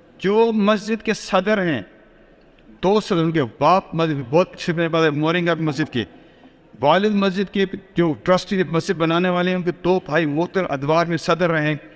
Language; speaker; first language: Urdu; non-native, local second language; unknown